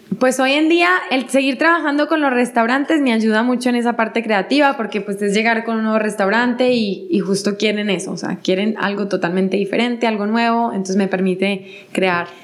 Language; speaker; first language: Spanish; native; Spanish